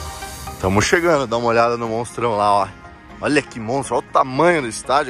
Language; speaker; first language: Portuguese; native; Portuguese